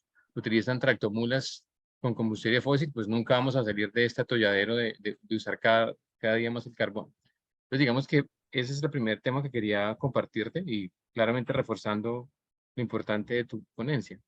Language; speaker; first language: Spanish; native; Spanish